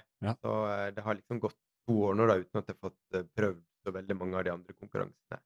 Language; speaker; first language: Norwegian; native; Norwegian